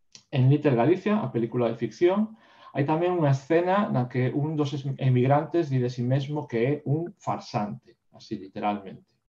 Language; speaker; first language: Galician; native; Galician